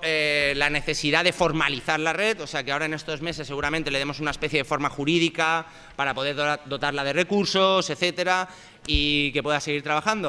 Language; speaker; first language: Spanish; native; Spanish